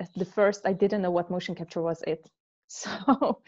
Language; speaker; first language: English; non-native, fluent; Hungarian